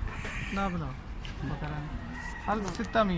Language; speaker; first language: Arabic; non-native, learner; Urdu